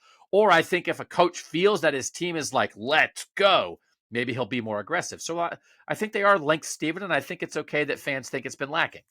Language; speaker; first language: English; native; English